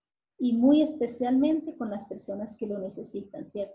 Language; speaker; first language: Spanish; native; Spanish